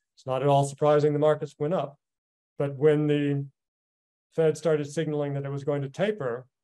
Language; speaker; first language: English; native; English